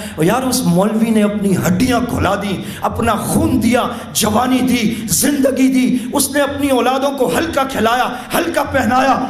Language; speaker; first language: Urdu; native; Urdu